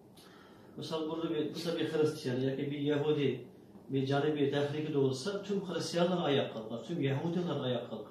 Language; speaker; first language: Turkish; non-native, learner; Uyghur